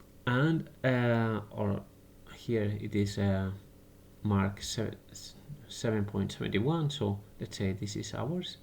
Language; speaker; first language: English; non-native, fluent; Spanish